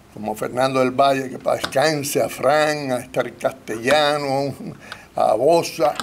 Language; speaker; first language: Spanish; native; Spanish